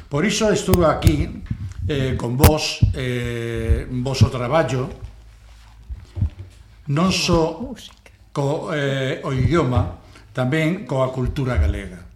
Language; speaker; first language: Galician; non-native, local second language; Spanish